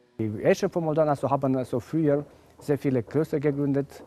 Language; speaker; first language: German; non-native, fluent; Romanian